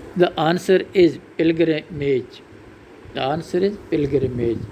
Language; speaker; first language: English; non-native, local second language; Urdu